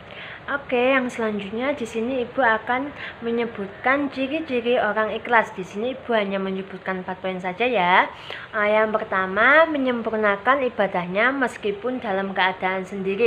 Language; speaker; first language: Indonesian; native; Indonesian